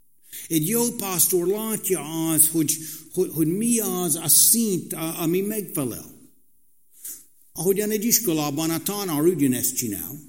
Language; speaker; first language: Hungarian; non-native, fluent; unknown